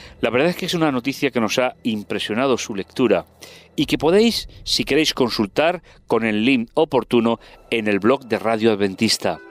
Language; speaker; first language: Spanish; native; Spanish